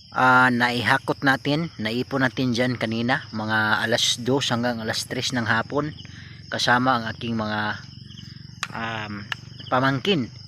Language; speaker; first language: Filipino; non-native, local second language; Cebuano